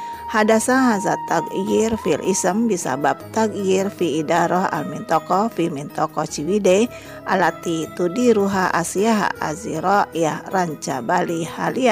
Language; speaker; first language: Arabic; non-native, learner; Indonesian